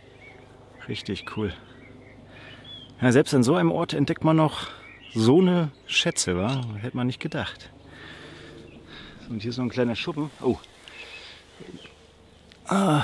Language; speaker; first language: German; native; German